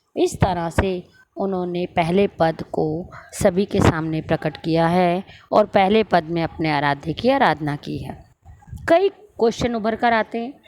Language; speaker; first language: Hindi; native; Hindi